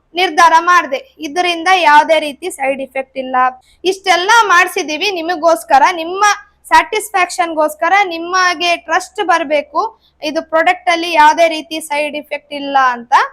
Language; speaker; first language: Kannada; native; Kannada